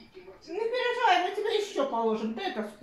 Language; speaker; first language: Russian; native; Russian